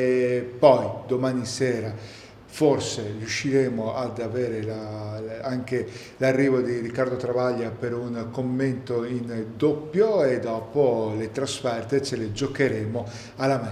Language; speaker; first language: Italian; native; Italian